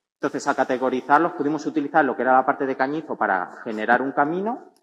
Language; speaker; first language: Spanish; native; Spanish